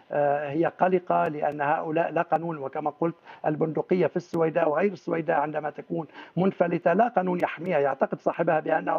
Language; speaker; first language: Arabic; native; Arabic